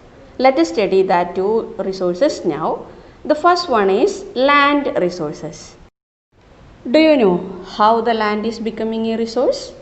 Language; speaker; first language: English; non-native, local second language; Malayalam